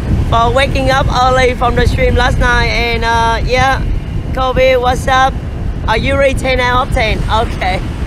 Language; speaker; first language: English; non-native, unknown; Vietnamese